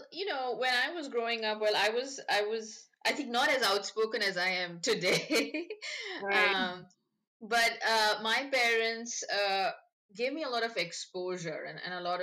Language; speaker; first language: English; non-native, local second language; Bangla